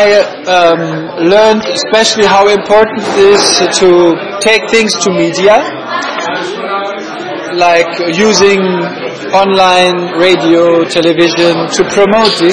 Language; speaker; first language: English; non-native, fluent; German